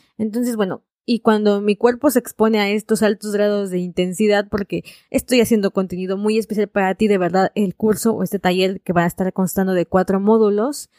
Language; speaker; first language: Spanish; native; Spanish